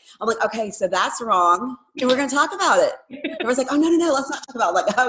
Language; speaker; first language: English; native; English